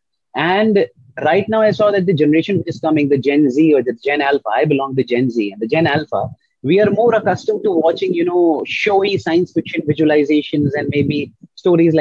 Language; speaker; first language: English; non-native, local second language; Hindi